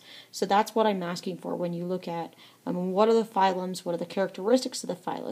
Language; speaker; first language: English; native; English